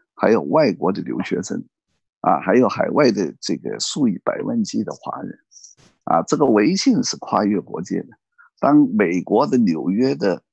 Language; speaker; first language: Chinese; native; Chinese